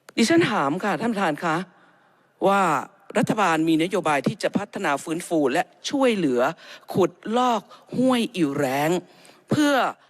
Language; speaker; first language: Thai; native; Thai